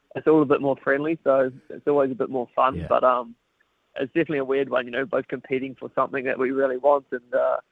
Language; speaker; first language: English; native; English